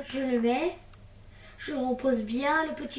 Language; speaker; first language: French; native; French